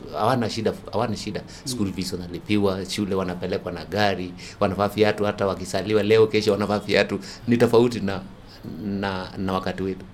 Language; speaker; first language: Swahili; non-native, local second language; Kalenjin